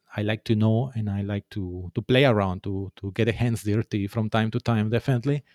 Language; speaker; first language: English; non-native, fluent; Spanish